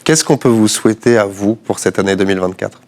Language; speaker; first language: French; native; French